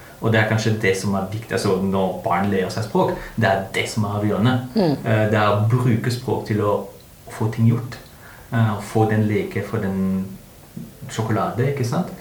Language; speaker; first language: Norwegian; non-native, fluent; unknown